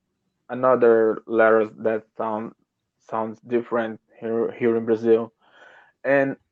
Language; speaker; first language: English; non-native, learner; Portuguese